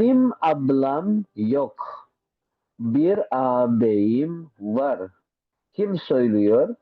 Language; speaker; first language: Turkish; non-native, fluent; Indonesian